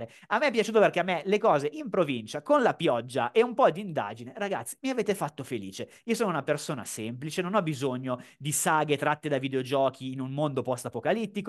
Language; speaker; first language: Italian; native; Italian